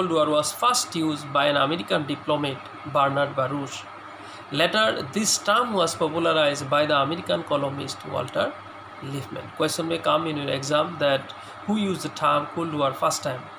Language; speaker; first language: English; non-native, local second language; Assamese